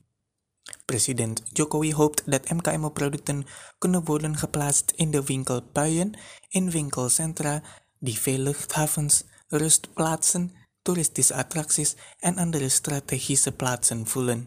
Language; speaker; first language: Dutch; non-native, fluent; Indonesian